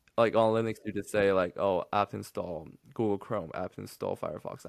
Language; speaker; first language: English; non-native, fluent; Chinese